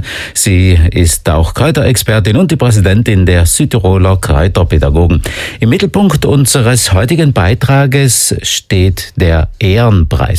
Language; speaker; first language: German; native; German